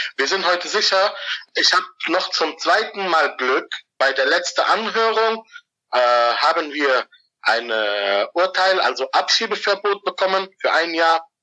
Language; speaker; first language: German; non-native, fluent; Arabic